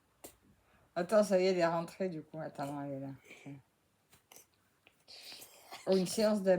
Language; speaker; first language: French; native; French